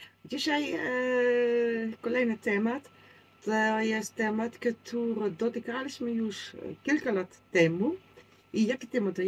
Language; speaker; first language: Polish; non-native, learner; Dutch